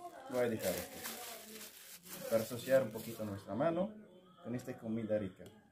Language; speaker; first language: Spanish; non-native, learner; Arabic